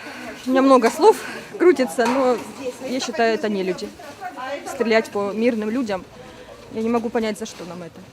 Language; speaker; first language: Russian; native; Russian